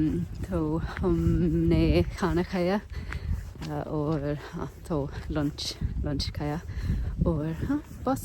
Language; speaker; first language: Hindi; non-native, learner; English